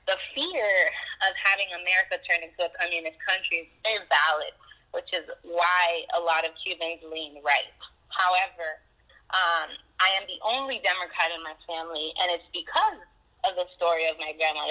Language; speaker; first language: English; native; English